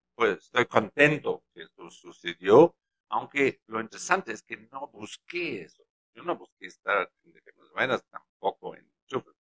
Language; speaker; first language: Spanish; non-native, fluent; German